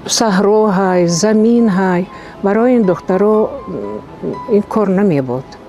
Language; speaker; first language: Tajik; non-native, fluent; Russian